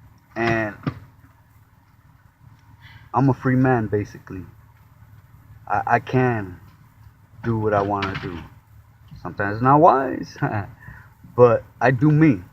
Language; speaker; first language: English; native; English